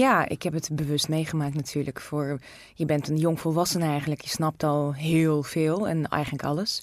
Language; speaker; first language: Dutch; non-native, fluent; Russian